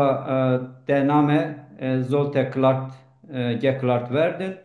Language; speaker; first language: German; non-native, learner; Turkish